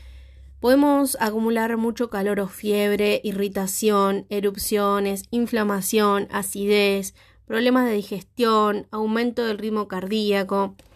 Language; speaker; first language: Spanish; native; Spanish